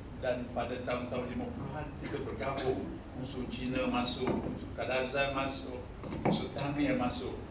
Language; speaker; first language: Malay; native; Malay